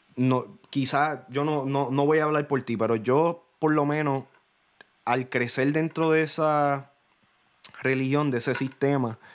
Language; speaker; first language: Spanish; early bilingual, heritage; Spanish